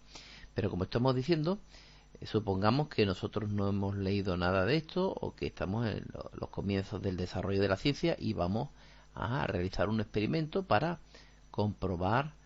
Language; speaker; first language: Spanish; native; Spanish